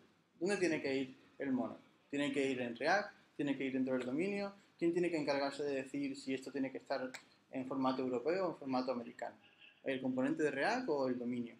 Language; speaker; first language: Spanish; native; Spanish